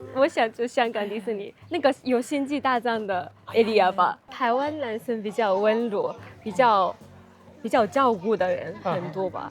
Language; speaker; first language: Chinese; non-native, fluent; Japanese